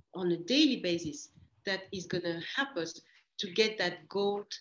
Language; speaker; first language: English; early bilingual, other home language; French